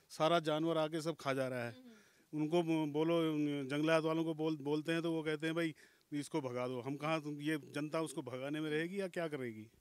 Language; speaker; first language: Hindi; native; Hindi